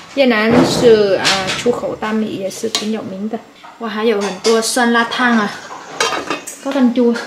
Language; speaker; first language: Chinese; non-native, fluent; Vietnamese